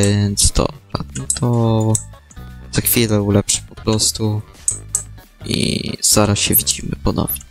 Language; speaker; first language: Polish; native; Polish